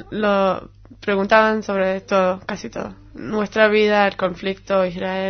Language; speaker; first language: Spanish; non-native, fluent; Hebrew